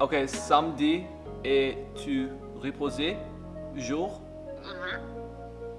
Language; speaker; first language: French; non-native, learner; English